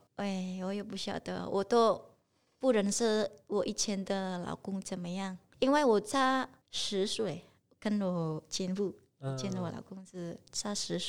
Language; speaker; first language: Chinese; non-native, learner; Indonesian